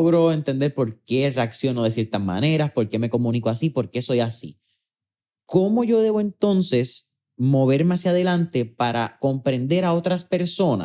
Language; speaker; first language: Spanish; native; Spanish